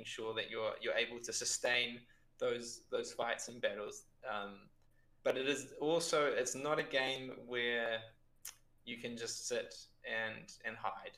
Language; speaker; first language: English; native; English